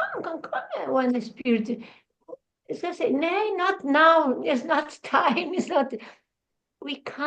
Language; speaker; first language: English; non-native, learner; Portuguese